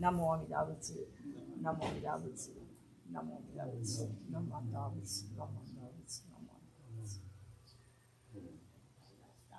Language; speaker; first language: Japanese; early bilingual, heritage; Japanese